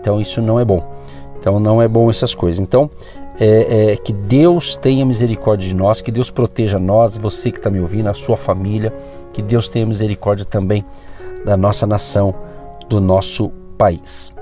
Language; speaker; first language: Portuguese; native; Portuguese